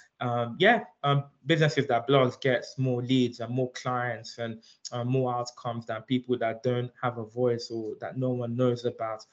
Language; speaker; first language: English; early bilingual, other home language; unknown